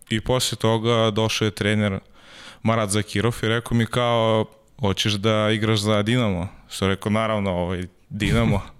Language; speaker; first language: Serbian; non-native, learner; Russian